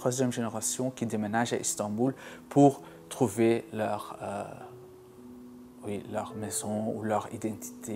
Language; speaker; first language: French; non-native, local second language; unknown